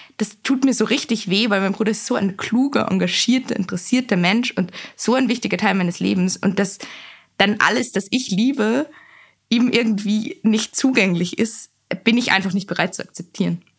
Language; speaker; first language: German; native; German